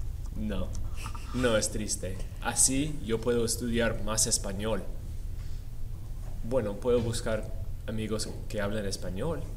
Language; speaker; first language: Spanish; non-native, fluent; English